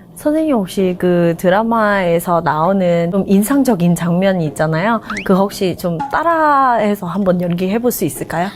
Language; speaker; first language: Korean; non-native, fluent; Vietnamese